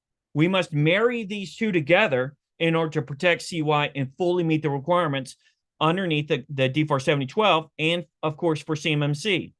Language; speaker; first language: English; native; English